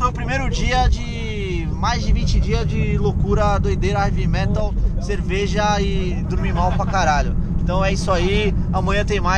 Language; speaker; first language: Portuguese; native; Portuguese